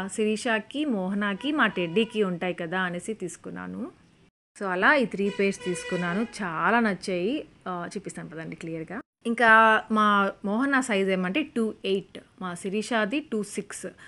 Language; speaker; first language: Telugu; native; Telugu